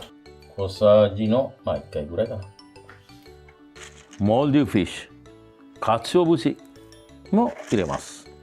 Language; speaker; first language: Japanese; non-native, fluent; Sinhala